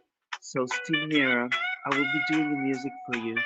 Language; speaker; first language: English; non-native, fluent; Portuguese